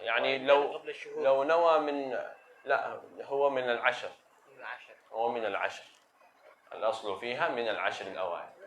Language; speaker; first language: Arabic; native; Arabic